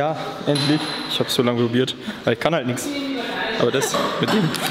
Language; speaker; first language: German; native; German